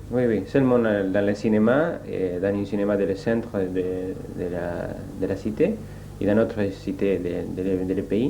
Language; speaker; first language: French; non-native, learner; Spanish